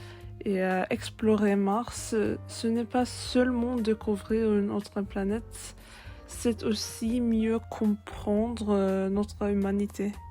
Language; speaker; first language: French; non-native, learner; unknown